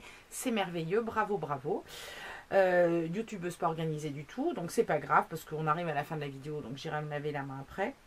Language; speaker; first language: French; native; French